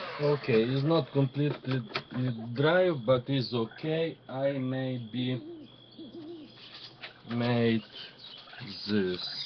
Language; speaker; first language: English; non-native, learner; Ukrainian